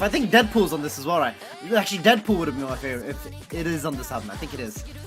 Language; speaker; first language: English; native; English